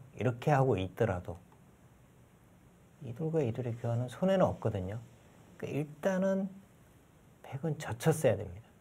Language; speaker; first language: Korean; native; Korean